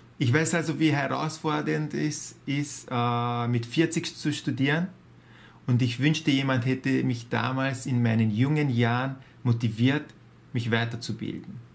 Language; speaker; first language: German; early bilingual, other home language; Hungarian